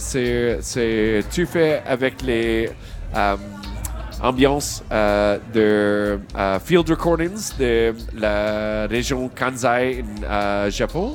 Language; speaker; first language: French; non-native, learner; English